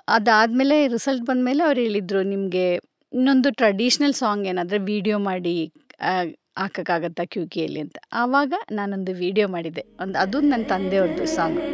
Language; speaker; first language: Kannada; non-native, local second language; Malayalam